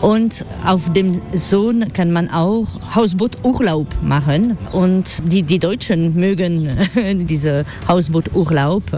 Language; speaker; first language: German; non-native, fluent; French